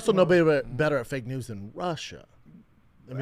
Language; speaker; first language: English; native; English